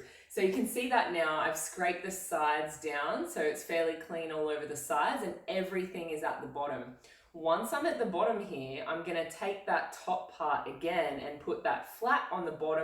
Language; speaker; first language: English; native; English